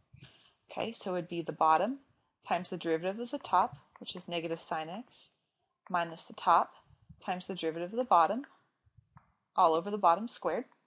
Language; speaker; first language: English; native; English